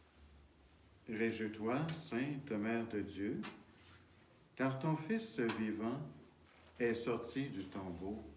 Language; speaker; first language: French; native; French